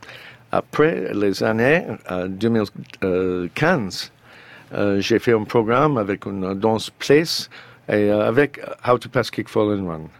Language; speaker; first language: French; non-native, learner; English